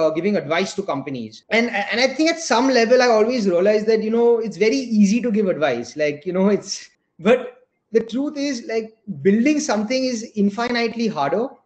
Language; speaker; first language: English; non-native, local second language; Gujarati